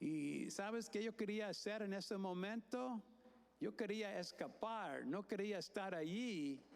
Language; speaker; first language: Spanish; non-native, fluent; English